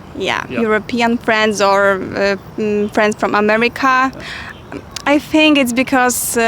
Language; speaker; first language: English; non-native, fluent; Polish